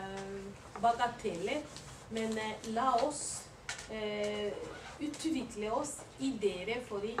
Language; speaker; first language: Norwegian; non-native, learner; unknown